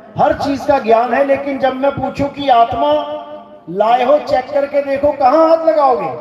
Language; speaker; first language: Hindi; native; Hindi